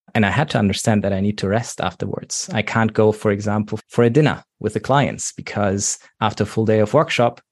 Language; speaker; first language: English; non-native, fluent; German